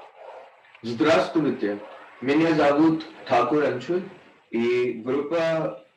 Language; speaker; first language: Russian; non-native, learner; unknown